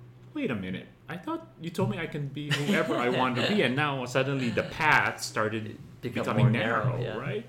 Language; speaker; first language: English; non-native, local second language; Filipino